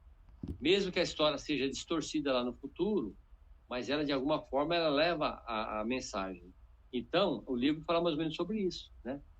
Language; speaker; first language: Portuguese; native; Portuguese